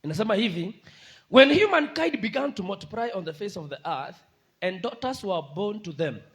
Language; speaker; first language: English; non-native, local second language; Swahili